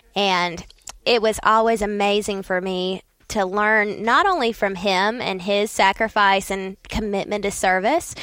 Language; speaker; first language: English; native; English